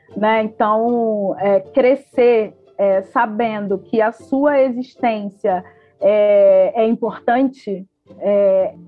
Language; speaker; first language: Portuguese; native; Portuguese